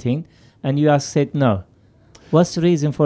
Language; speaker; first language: English; non-native, fluent; Turkish